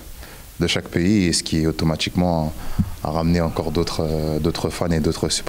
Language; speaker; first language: French; native; French